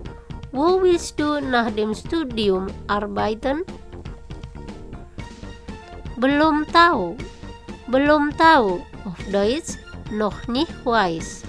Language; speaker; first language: German; non-native, fluent; Indonesian